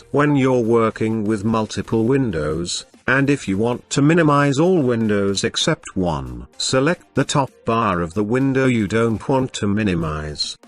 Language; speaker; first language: English; non-native, fluent; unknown